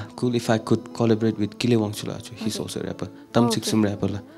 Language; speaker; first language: English; non-native, fluent; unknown